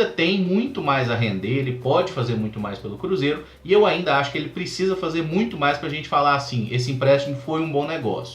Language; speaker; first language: Portuguese; native; Portuguese